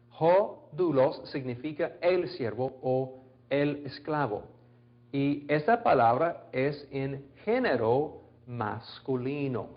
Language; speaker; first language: Spanish; non-native, fluent; English